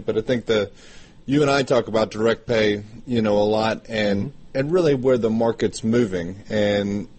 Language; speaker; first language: English; native; English